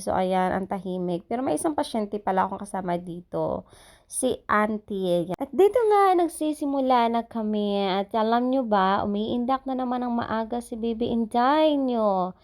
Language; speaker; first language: Filipino; native; Filipino